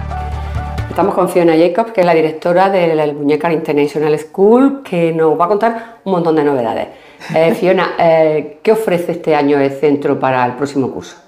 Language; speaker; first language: Spanish; native; Spanish